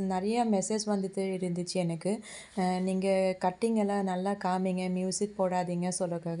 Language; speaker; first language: Tamil; non-native, fluent; Assamese